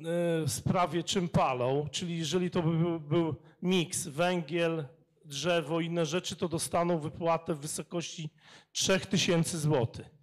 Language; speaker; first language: Polish; native; Polish